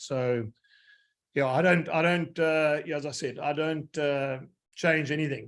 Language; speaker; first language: English; native; English